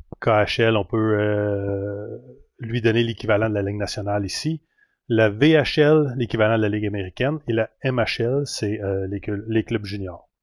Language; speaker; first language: French; native; French